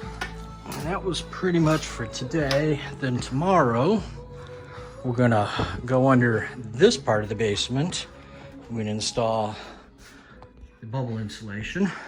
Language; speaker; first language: English; native; English